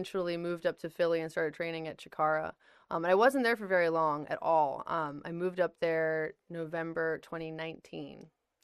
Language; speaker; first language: English; native; English